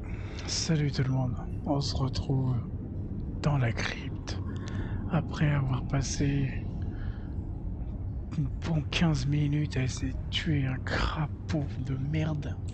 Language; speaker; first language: French; native; French